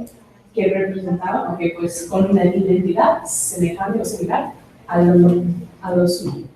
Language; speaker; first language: Spanish; non-native, fluent; English